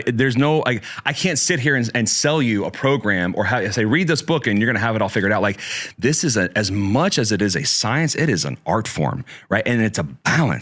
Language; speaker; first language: English; native; English